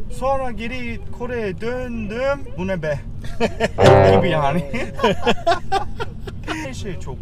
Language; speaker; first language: Turkish; non-native, fluent; Korean